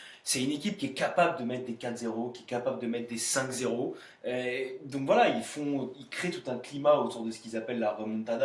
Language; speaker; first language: French; native; French